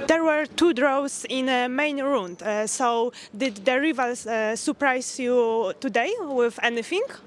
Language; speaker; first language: English; non-native, learner; Polish